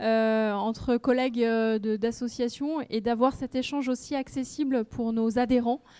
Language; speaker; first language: French; native; French